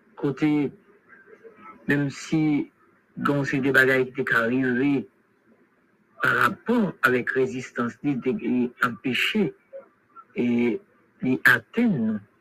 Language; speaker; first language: French; non-native, local second language; Haitian Creole